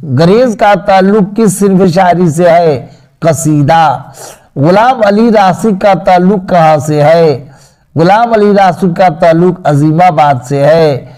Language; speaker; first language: Urdu; native; Urdu